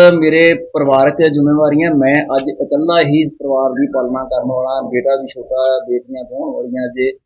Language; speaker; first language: Punjabi; native; Punjabi